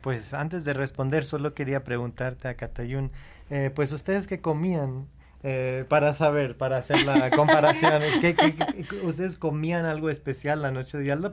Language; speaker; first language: Spanish; non-native, fluent; English